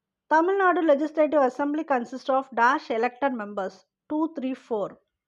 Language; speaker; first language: English; non-native, local second language; Tamil